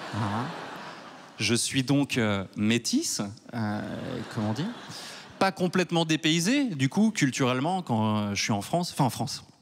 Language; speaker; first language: French; native; French